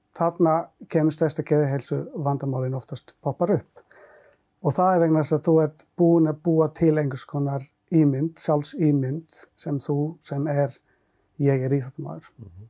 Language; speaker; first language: Icelandic; non-native, fluent; Finnish